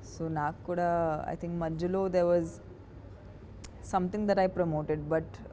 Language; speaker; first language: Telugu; non-native, fluent; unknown